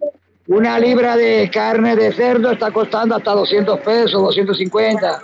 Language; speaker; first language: Spanish; native; Spanish